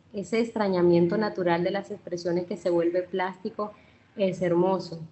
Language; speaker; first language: Spanish; non-native, local second language; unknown